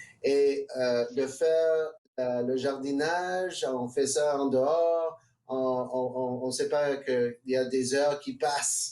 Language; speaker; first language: French; non-native, local second language; English